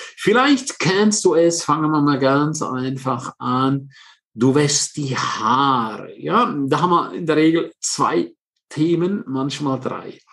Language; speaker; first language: German; non-native, local second language; Romansh